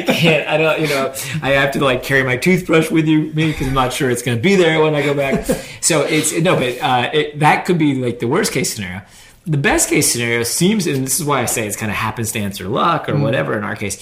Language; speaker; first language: English; native; English